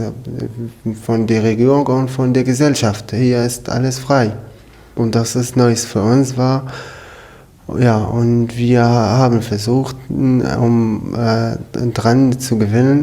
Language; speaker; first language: German; non-native, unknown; Arabic